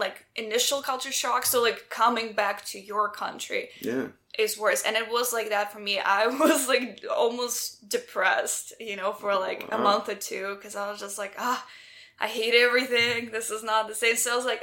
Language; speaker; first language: English; non-native, fluent; Russian